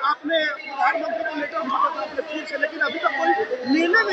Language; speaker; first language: Hindi; native; Hindi